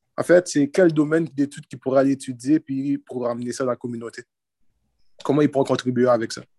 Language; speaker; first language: French; early bilingual, other home language; Haitian Creole